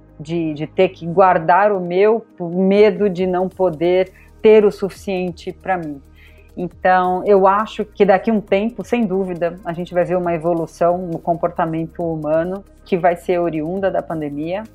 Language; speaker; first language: Portuguese; native; Portuguese